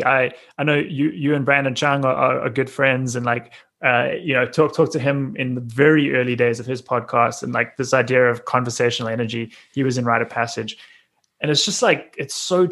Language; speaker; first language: English; native; English